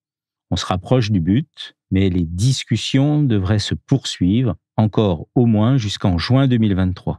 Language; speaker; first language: French; native; French